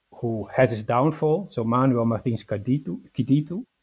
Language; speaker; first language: English; non-native, fluent; Dutch